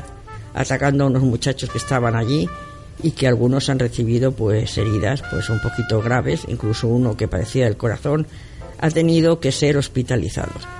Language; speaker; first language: Spanish; native; Spanish